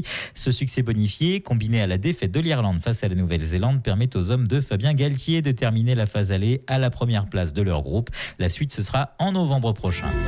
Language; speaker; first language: French; native; French